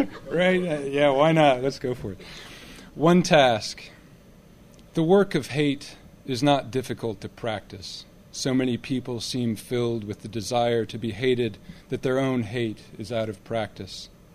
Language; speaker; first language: English; native; English